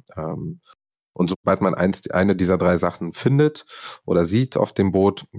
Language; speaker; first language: German; non-native, fluent; Arabic